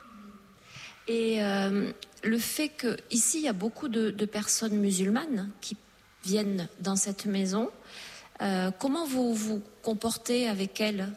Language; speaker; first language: French; native; French